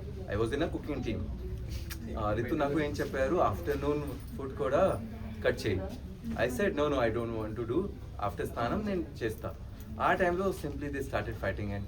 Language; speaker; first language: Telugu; non-native, learner; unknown